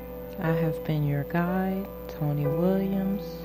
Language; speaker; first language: English; native; English